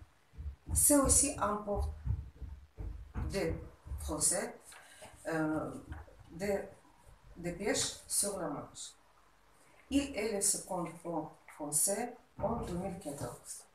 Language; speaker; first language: French; non-native, learner; Georgian